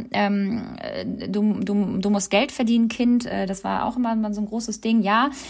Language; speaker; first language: German; early bilingual, other home language; Albanian